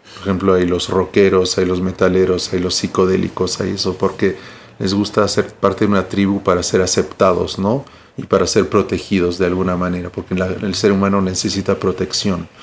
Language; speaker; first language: Spanish; early bilingual, heritage; Spanish